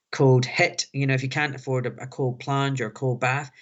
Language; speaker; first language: English; native; English